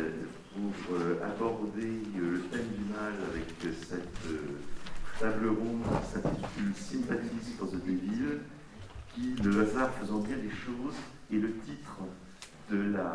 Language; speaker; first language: French; native; French